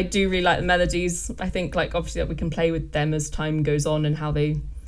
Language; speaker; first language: English; native; English